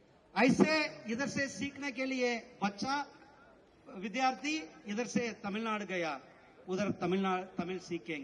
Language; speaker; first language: Hindi; non-native, local second language; Tamil